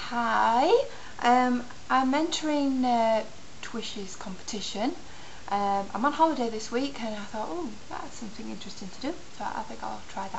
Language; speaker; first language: English; native; English